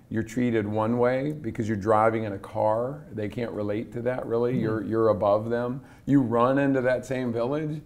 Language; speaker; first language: English; native; English